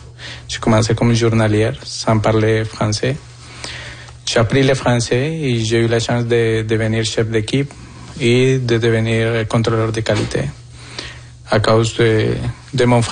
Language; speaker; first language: French; non-native, fluent; Spanish